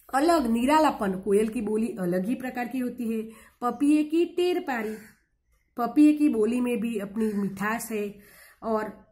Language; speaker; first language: Hindi; non-native, local second language; Gujarati